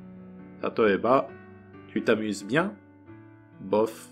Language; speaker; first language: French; non-native, fluent; Japanese